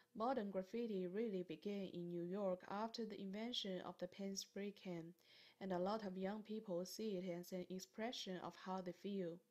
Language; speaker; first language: English; non-native, fluent; Chinese